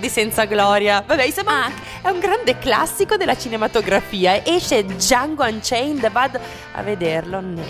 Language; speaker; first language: Italian; native; Italian